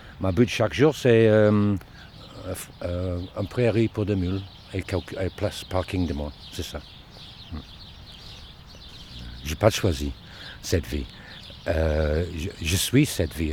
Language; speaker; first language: French; non-native, learner; Dutch